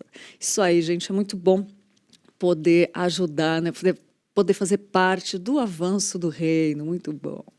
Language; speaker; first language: Portuguese; native; Portuguese